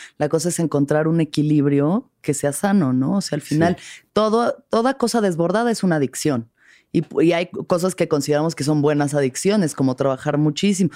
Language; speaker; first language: Spanish; native; Spanish